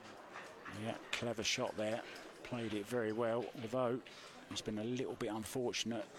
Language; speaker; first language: English; native; English